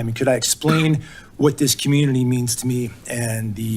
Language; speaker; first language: English; native; English